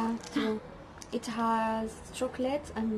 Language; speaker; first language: English; non-native, learner; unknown